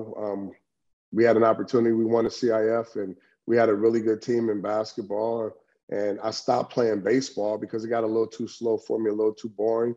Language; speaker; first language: English; native; English